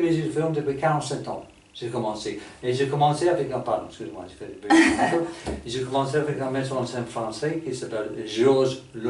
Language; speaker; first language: French; non-native, fluent; English